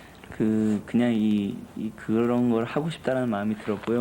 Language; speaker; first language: Korean; native; Korean